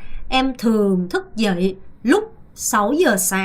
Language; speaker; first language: Vietnamese; non-native, fluent; Korean